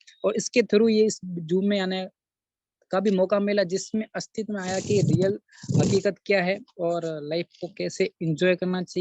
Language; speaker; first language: Hindi; native; Hindi